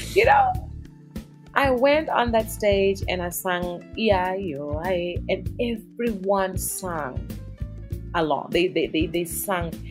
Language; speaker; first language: English; non-native, local second language; Northern Sotho